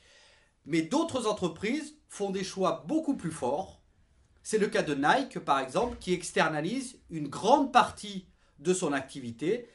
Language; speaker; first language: French; native; French